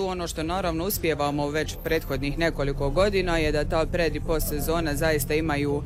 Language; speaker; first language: Serbian; native; Serbian